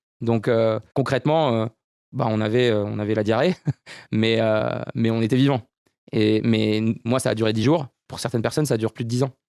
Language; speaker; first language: French; early bilingual, other home language; Romanian